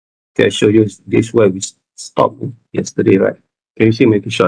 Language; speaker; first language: English; non-native, local second language; Malay